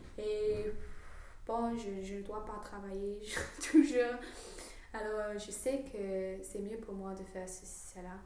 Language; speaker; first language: French; non-native, learner; English